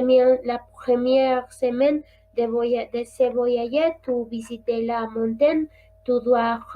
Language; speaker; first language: French; non-native, learner; Spanish